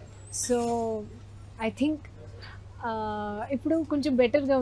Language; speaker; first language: Telugu; non-native, learner; Hindi